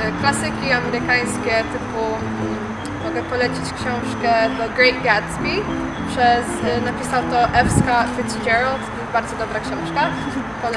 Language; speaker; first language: Polish; early bilingual, heritage; English